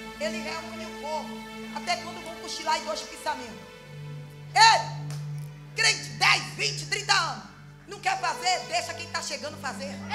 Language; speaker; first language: Portuguese; native; Portuguese